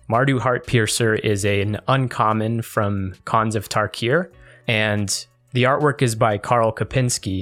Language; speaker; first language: English; native; English